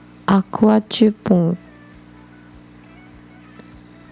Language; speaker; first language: French; non-native, learner; Japanese